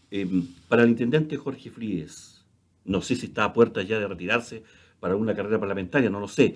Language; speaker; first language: Spanish; native; Spanish